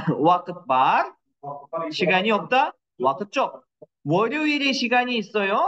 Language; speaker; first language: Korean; non-native, fluent; Kyrgyz